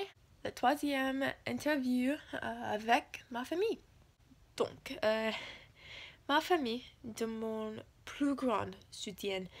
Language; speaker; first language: French; non-native, learner; English